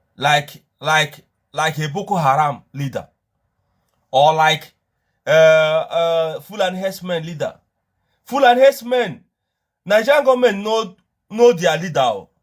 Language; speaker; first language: Nigerian Pidgin; non-native, local second language; Igbo